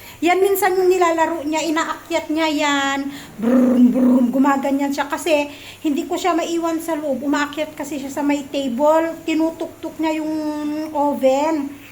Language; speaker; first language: Filipino; native; Filipino